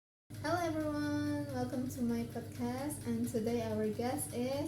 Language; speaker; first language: English; non-native, learner; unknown